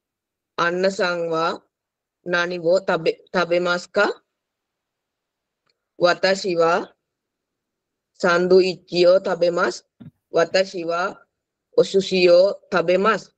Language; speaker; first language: Japanese; non-native, learner; Sinhala